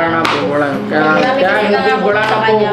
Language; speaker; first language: Filipino; non-native, learner; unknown